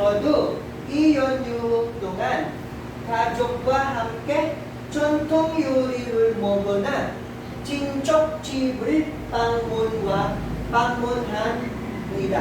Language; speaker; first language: Korean; non-native, fluent; Filipino